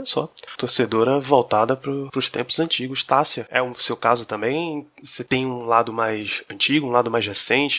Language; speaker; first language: Portuguese; native; Portuguese